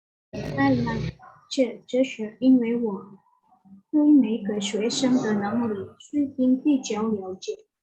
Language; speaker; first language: Chinese; non-native, learner; Indonesian